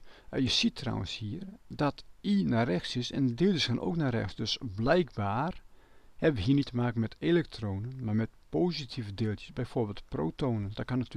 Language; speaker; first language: Dutch; native; Dutch